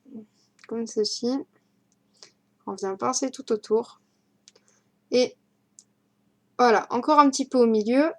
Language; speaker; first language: French; native; French